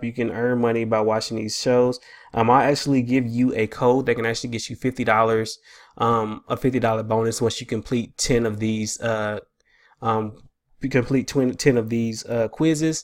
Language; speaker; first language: English; native; English